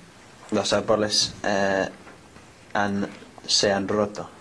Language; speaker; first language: Spanish; non-native, learner; English